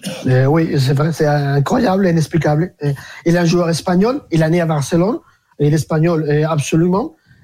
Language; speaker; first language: French; non-native, fluent; Spanish